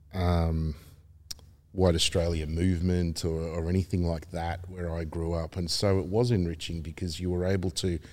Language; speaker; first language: English; native; English